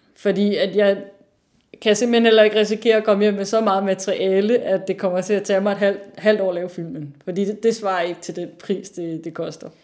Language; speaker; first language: Danish; native; Danish